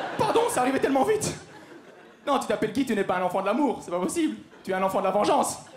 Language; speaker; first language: French; native; French